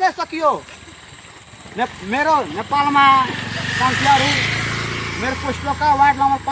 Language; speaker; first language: Nepali; non-native, local second language; Bhojpuri